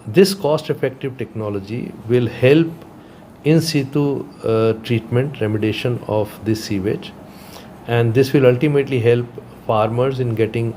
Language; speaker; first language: English; non-native, local second language; Punjabi